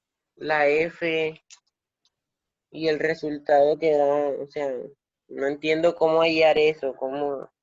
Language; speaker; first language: Spanish; native; Spanish